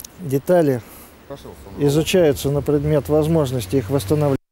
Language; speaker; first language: Russian; native; Russian